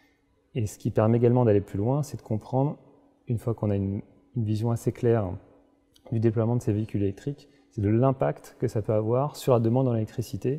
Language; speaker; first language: French; native; French